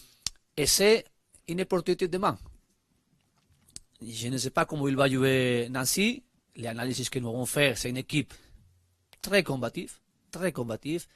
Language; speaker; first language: French; non-native, learner; Spanish